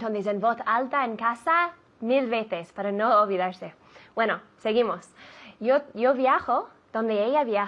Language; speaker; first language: Spanish; non-native, fluent; English